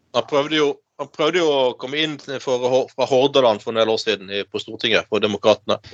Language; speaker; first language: Norwegian; native; Norwegian